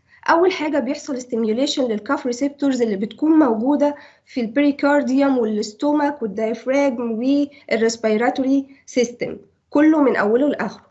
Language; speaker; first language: Arabic; native; Arabic